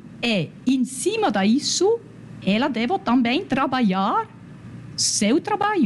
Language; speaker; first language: Portuguese; non-native, learner; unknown